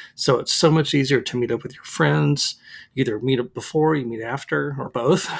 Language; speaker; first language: English; native; English